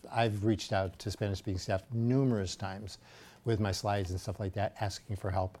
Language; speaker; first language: English; native; English